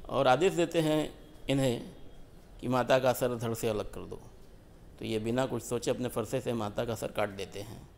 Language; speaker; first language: Hindi; native; Hindi